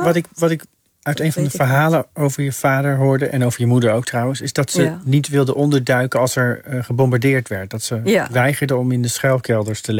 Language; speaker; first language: Dutch; native; Dutch